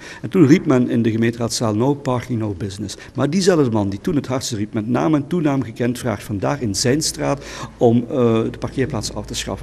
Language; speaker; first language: Dutch; native; Dutch